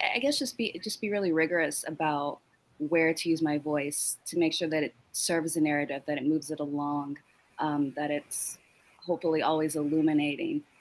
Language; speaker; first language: English; native; English